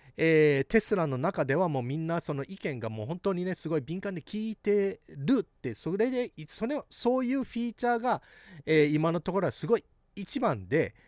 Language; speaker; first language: Japanese; early bilingual, heritage; Japanese